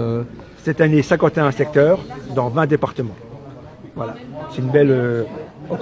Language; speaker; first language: French; native; French